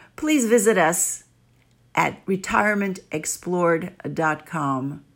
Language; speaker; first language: English; early bilingual, other home language; Greek